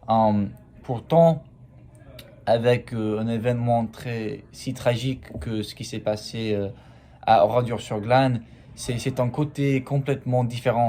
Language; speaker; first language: French; non-native, fluent; English